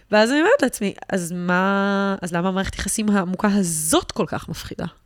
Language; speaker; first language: Hebrew; native; Hebrew